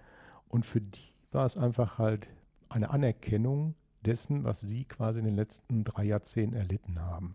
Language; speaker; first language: German; native; German